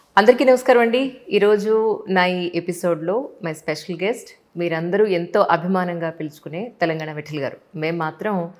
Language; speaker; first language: Telugu; native; Telugu